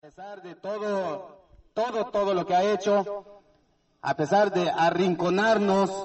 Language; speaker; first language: Spanish; non-native, local second language; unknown